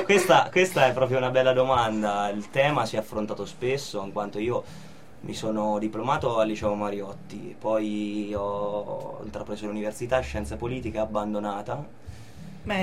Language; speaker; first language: Italian; native; Italian